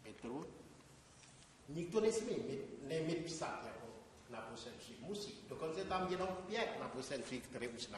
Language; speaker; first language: Czech; non-native, learner; Indonesian